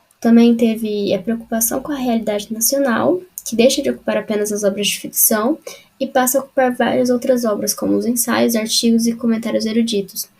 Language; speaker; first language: Portuguese; native; Portuguese